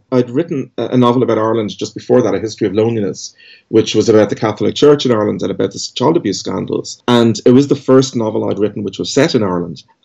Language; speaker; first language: English; native; English